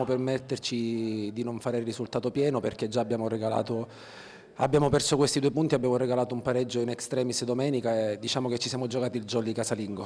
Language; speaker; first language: Italian; native; Italian